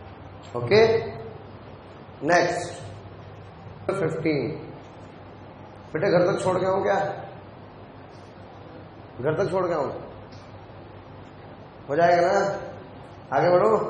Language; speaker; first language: Hindi; native; Hindi